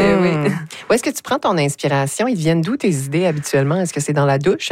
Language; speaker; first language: French; native; French